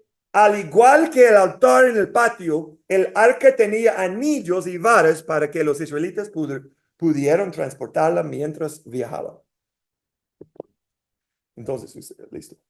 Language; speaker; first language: Spanish; non-native, fluent; English